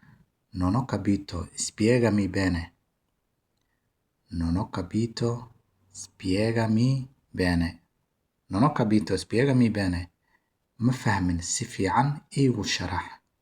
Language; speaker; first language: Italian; non-native, fluent; Somali